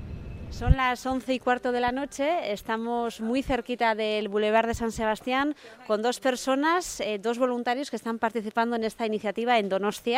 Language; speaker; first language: Spanish; native; Spanish